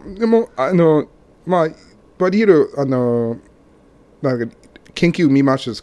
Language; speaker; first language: Japanese; non-native, learner; English